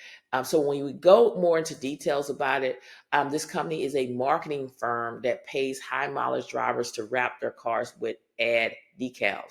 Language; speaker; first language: English; native; English